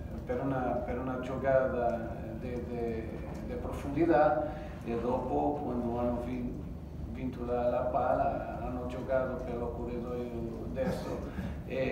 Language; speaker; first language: Italian; non-native, fluent; Portuguese